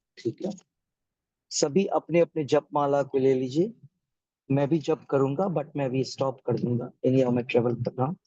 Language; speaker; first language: Hindi; native; Hindi